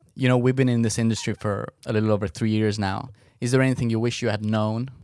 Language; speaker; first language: English; non-native, fluent; Estonian